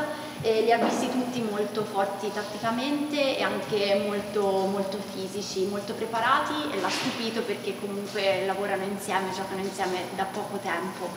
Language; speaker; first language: Italian; native; Italian